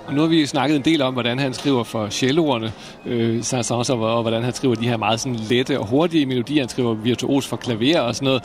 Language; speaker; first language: Danish; native; Danish